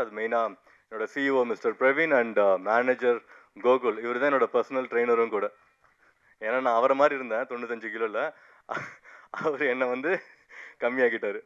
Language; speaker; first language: Tamil; native; Tamil